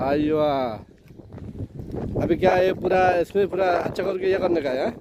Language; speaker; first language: Hindi; non-native, learner; Bangla